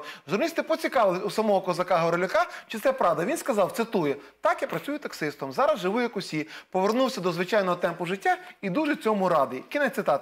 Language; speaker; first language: Ukrainian; native; Ukrainian